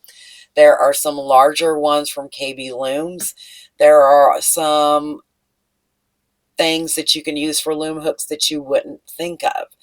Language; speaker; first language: English; native; English